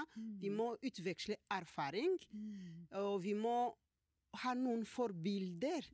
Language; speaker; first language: Norwegian; non-native, fluent; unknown